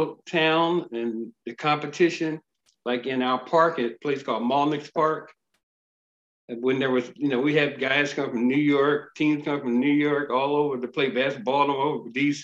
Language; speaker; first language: English; native; English